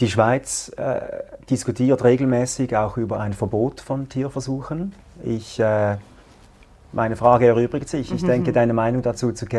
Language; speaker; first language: German; native; German